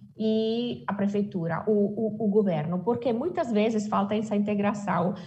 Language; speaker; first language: Portuguese; non-native, fluent; Italian